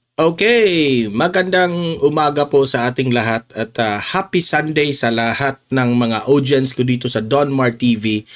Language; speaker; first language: Filipino; non-native, local second language; Cebuano